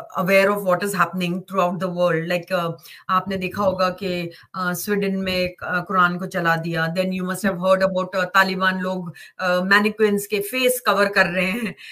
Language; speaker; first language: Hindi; native; Hindi